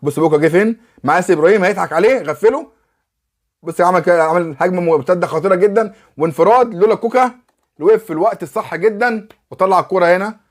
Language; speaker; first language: Arabic; native; Arabic